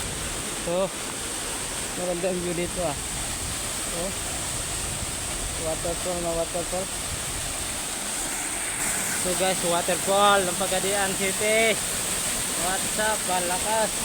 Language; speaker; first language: Filipino; non-native, local second language; Cebuano